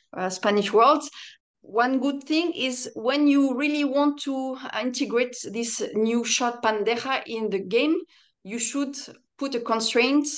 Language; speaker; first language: English; non-native, fluent; French